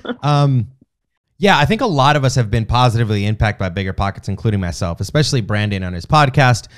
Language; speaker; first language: English; native; English